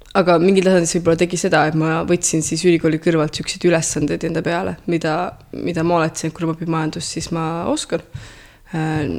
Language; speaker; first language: Estonian; early bilingual, heritage; Estonian